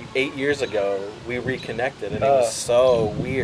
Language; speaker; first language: English; native; English